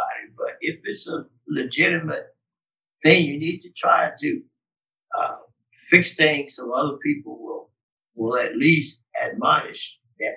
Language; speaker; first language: English; native; English